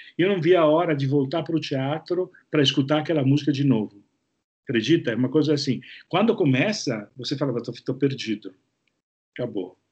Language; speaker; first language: Portuguese; non-native, fluent; Italian